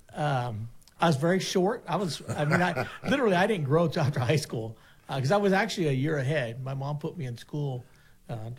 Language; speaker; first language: English; native; English